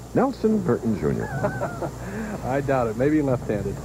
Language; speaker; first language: English; native; English